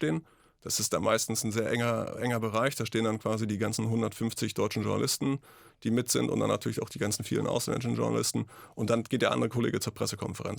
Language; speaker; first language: German; native; German